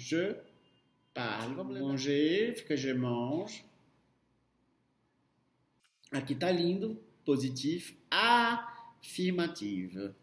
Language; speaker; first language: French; non-native, fluent; Portuguese